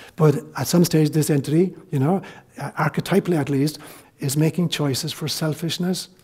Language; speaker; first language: English; native; English